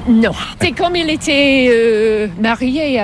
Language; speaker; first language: French; non-native, fluent; English